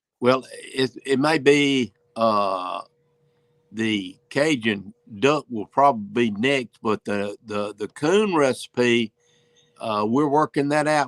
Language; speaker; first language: English; native; English